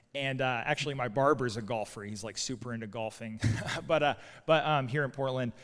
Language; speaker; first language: English; native; English